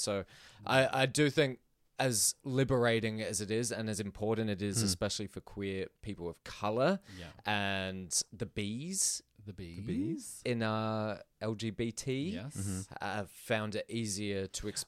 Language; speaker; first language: English; non-native, local second language; Filipino